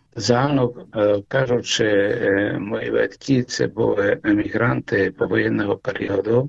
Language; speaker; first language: Ukrainian; early bilingual, heritage; Ukrainian